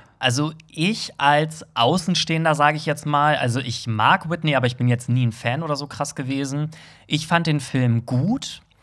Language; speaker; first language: German; native; German